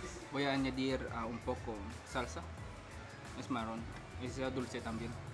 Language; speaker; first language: Spanish; non-native, learner; Filipino